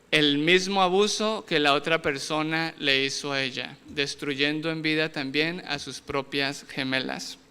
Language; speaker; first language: Spanish; native; Spanish